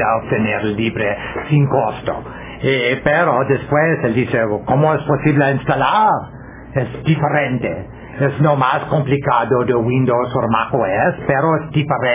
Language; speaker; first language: Spanish; non-native, learner; English